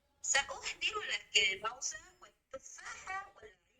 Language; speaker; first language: Arabic; non-native, learner; Bangla